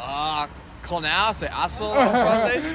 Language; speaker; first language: French; non-native, local second language; English